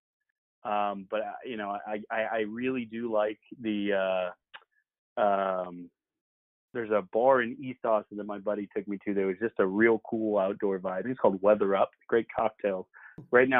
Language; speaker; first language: English; native; English